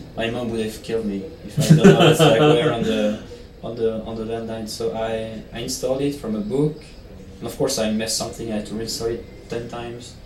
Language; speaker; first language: English; non-native, fluent; Italian